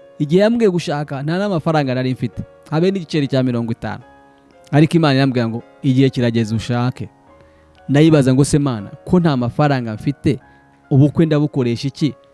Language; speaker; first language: Kinyarwanda; early bilingual, heritage; Kinyarwanda